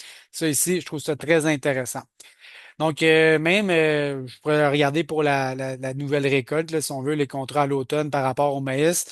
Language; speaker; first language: French; native; French